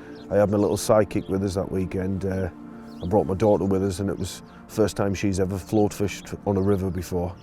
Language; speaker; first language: English; native; English